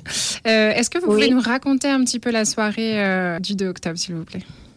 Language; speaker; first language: French; native; French